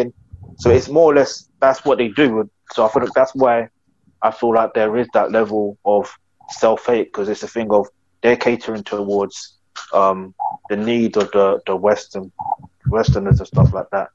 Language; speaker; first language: English; native; English